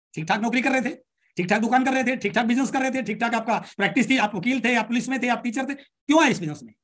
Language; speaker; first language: Hindi; native; Hindi